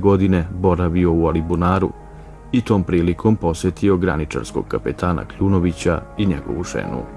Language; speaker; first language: Bosnian; native; Bosnian